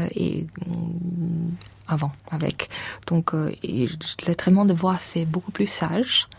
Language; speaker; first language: French; non-native, fluent; English